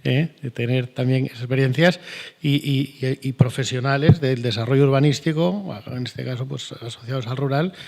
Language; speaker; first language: Spanish; native; Spanish